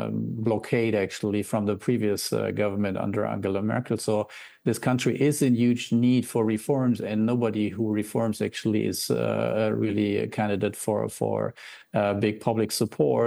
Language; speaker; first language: English; non-native, fluent; German